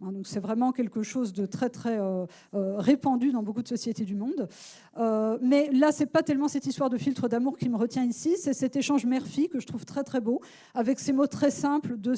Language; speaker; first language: French; native; French